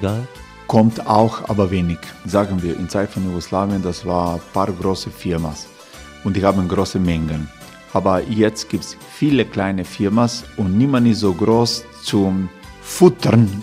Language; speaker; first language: German; non-native, learner; Croatian